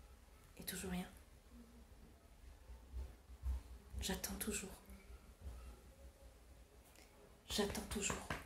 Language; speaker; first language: French; non-native, fluent; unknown